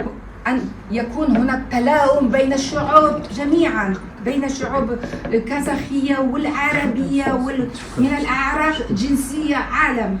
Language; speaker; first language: Arabic; non-native, fluent; Kazakh